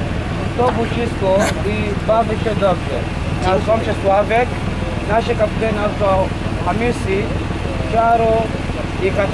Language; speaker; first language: Polish; non-native, learner; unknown